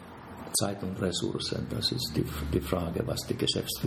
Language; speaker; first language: German; non-native, fluent; Finnish